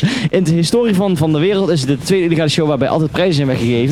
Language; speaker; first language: Dutch; native; Dutch